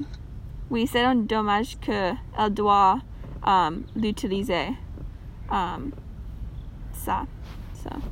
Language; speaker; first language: French; non-native, learner; English